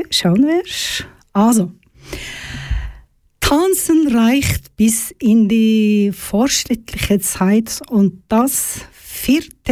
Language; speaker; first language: German; non-native, learner; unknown